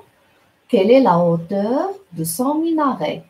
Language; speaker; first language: French; non-native, local second language; Arabic